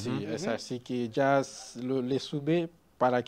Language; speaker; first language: Spanish; non-native, learner; Haitian Creole